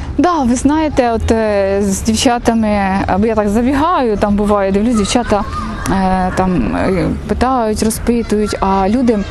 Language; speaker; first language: Ukrainian; native; Ukrainian